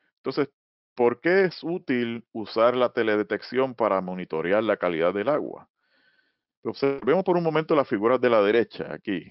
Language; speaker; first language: Spanish; native; Spanish